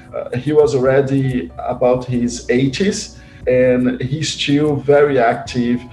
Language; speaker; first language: English; non-native, fluent; Portuguese